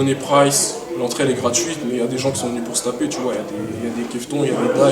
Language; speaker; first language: French; native; French